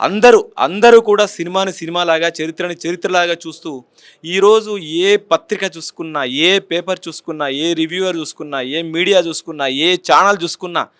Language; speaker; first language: Telugu; native; Telugu